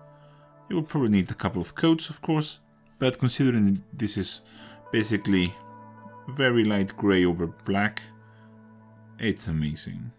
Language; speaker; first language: English; non-native, fluent; Spanish